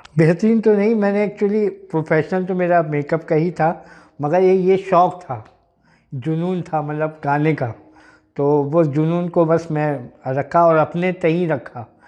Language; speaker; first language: Urdu; native; Urdu